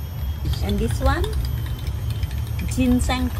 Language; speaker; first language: English; non-native, learner; Indonesian